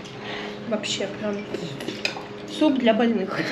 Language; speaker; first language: Russian; native; Russian